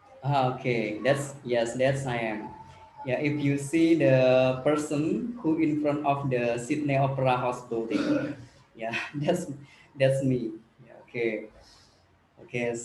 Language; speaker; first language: English; non-native, learner; Indonesian